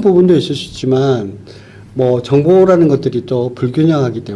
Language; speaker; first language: Korean; native; Korean